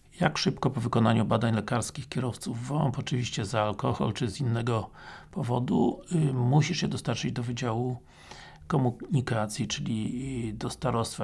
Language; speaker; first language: Polish; native; Polish